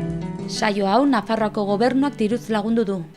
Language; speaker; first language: Basque; native; Basque